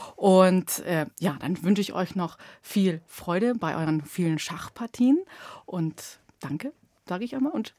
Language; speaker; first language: German; native; German